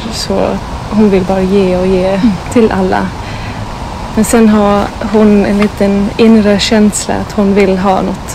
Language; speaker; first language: Swedish; non-native, fluent; English